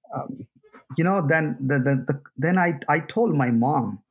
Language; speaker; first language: English; non-native, local second language; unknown